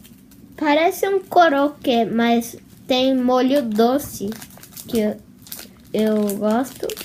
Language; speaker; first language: Portuguese; early bilingual, heritage; Portuguese